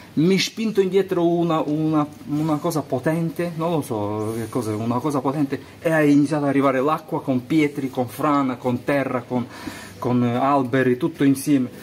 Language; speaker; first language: Italian; non-native, learner; Ukrainian